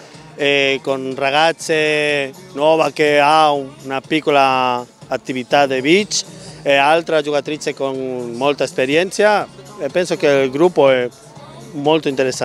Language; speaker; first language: Italian; non-native, learner; Spanish